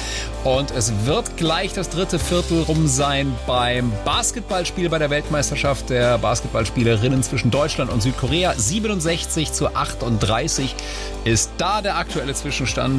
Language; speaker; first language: German; native; German